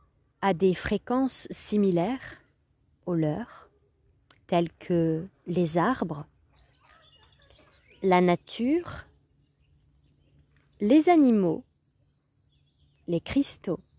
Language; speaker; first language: French; native; French